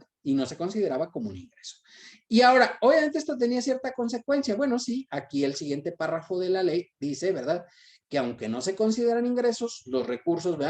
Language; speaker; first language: Spanish; native; Spanish